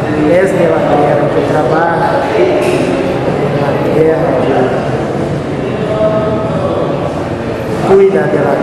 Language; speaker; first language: Spanish; non-native, learner; Portuguese